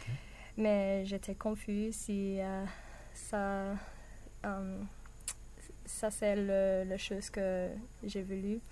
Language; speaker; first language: French; non-native, learner; English